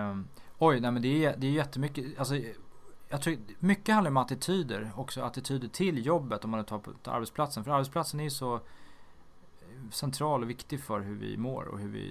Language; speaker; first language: Swedish; native; Swedish